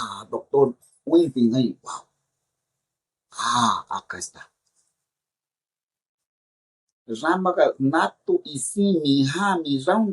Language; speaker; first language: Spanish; non-native, local second language; Shipibo-Conibo